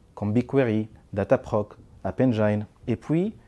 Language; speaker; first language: French; non-native, local second language; Arabic